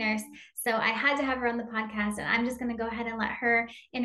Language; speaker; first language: English; native; English